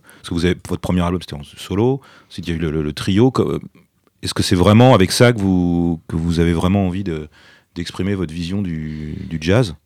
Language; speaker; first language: French; native; French